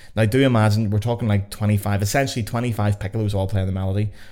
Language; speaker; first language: English; native; English